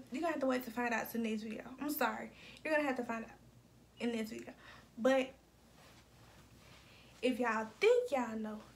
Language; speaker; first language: English; native; English